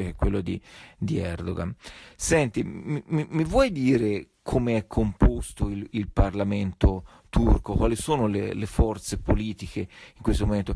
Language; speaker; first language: Italian; native; Italian